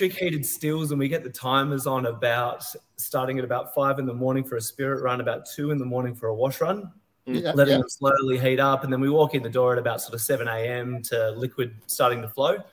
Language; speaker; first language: English; native; English